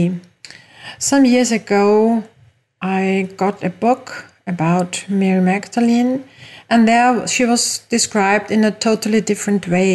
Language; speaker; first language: English; non-native, fluent; German